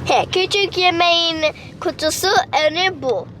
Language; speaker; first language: Turkish; early bilingual, heritage; Turkish